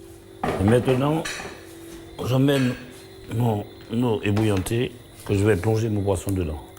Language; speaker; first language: French; non-native, local second language; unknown